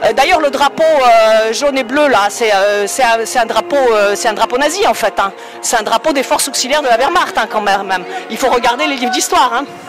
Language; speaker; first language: French; non-native, fluent; Polish